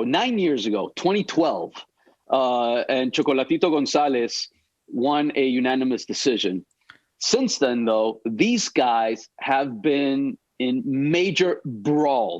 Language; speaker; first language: English; native; English